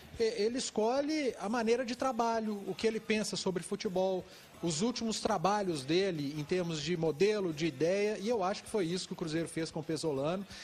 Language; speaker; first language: Portuguese; native; Portuguese